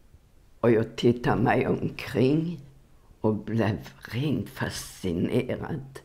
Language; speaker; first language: Swedish; non-native, fluent; Polish